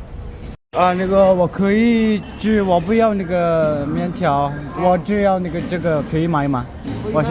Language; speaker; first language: Chinese; non-native, learner; Mongolian